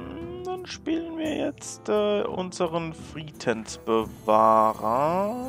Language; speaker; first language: German; native; German